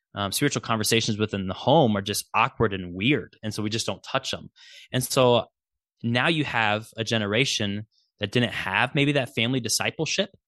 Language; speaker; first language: English; native; English